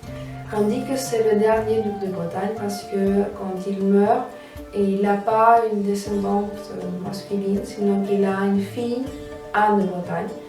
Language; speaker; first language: French; non-native, fluent; Spanish